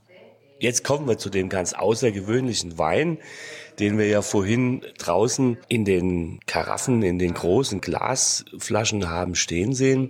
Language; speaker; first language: German; native; German